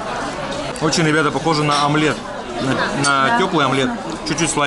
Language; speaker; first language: Russian; native; Russian